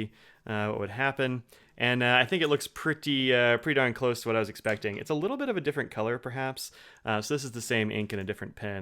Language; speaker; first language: English; native; English